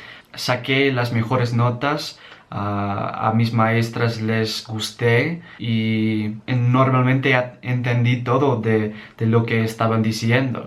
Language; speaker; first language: Spanish; non-native, learner; English